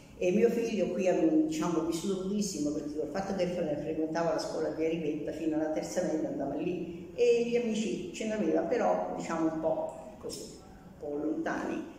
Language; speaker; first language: Italian; native; Italian